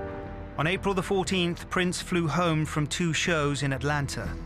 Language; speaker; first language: English; native; English